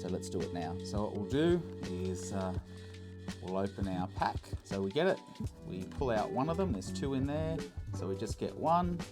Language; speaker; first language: English; native; English